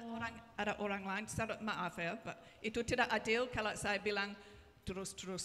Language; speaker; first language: Indonesian; non-native, learner; English